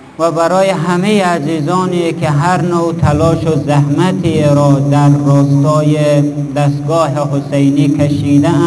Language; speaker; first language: Persian; native; Persian